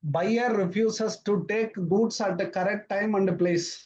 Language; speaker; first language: English; non-native, local second language; Tamil